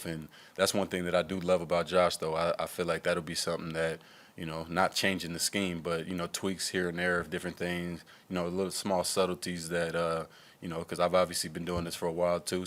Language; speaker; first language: English; native; English